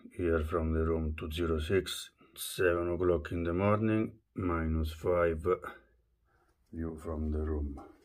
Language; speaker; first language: English; non-native, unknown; Italian